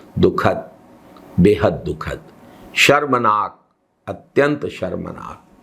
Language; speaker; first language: Hindi; native; Hindi